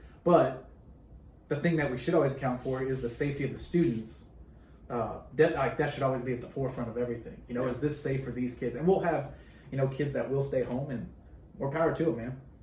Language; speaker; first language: English; native; English